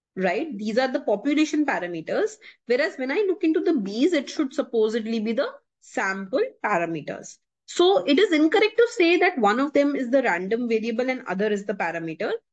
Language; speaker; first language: English; non-native, local second language; Hindi